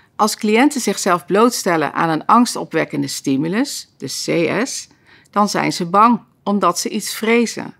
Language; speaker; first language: Dutch; native; Dutch